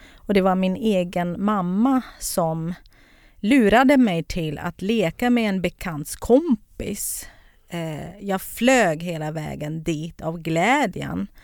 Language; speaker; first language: Swedish; non-native, fluent; Kurdish